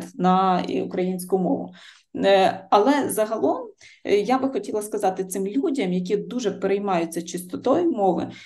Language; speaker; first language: Ukrainian; native; Ukrainian